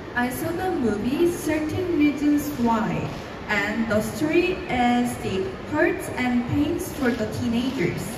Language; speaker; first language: English; non-native, fluent; Korean